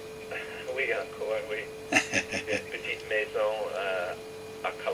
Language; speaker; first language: French; non-native, fluent; English